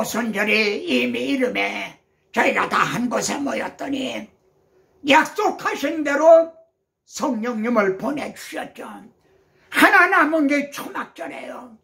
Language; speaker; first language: Korean; native; Korean